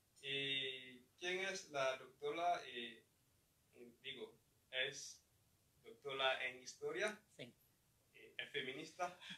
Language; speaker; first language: Spanish; non-native, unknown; Haitian Creole